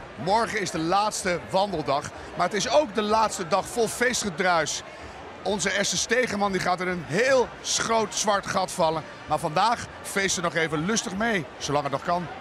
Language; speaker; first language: Dutch; native; Dutch